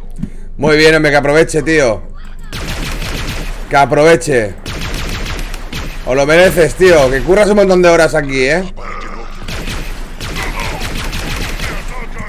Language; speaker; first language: Spanish; native; Spanish